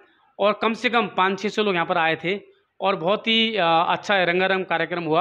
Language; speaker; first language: Hindi; native; Hindi